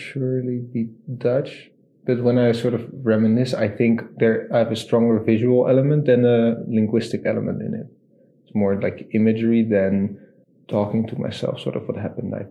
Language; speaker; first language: English; non-native, fluent; Dutch